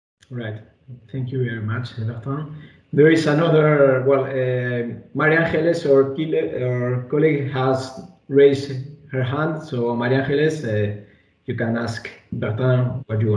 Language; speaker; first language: English; non-native, fluent; Spanish